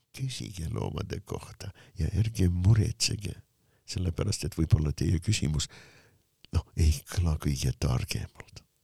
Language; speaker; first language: Estonian; non-native, local second language; Russian